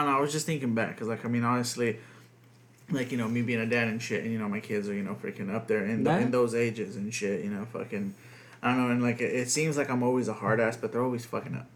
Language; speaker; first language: English; early bilingual, other home language; Spanish